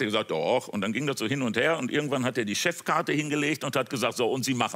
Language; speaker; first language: German; native; German